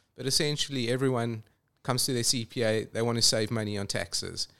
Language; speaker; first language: English; native; English